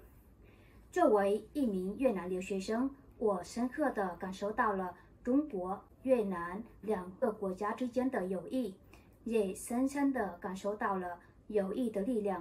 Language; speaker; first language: Chinese; non-native, fluent; Vietnamese